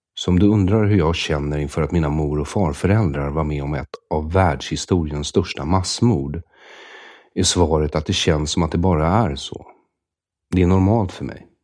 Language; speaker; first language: Swedish; native; Swedish